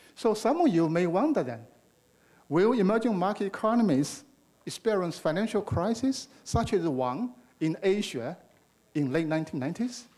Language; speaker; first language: English; non-native, fluent; Chinese